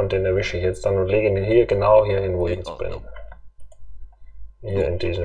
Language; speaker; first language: German; native; German